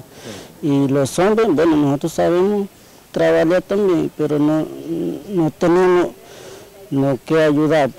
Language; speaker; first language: Portuguese; non-native, learner; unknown